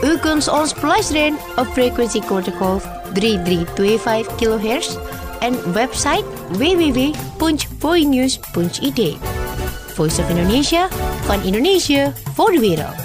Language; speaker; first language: Dutch; non-native, fluent; Indonesian